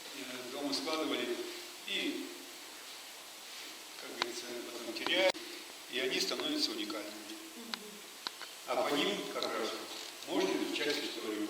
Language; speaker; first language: Russian; native; Russian